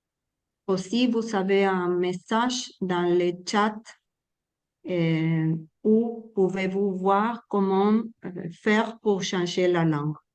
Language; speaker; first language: French; non-native, learner; Spanish